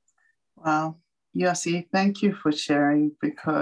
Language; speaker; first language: English; native; English